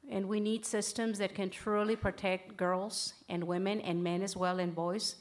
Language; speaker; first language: English; early bilingual, other home language; Spanish